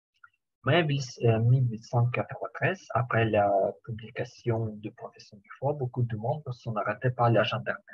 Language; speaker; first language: French; non-native, learner; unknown